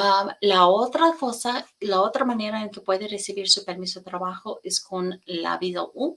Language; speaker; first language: Spanish; non-native, fluent; English